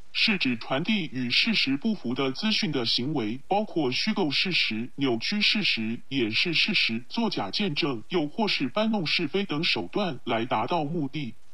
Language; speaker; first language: Chinese; non-native, local second language; Cantonese